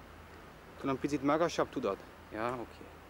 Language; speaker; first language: Hungarian; non-native, learner; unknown